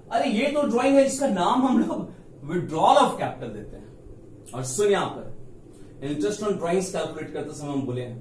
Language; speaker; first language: Hindi; native; Hindi